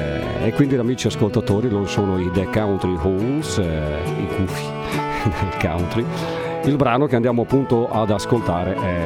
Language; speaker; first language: Italian; native; Italian